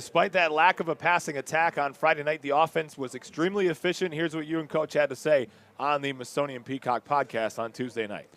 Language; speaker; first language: English; native; English